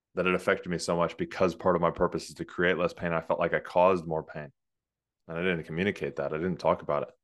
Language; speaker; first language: English; native; English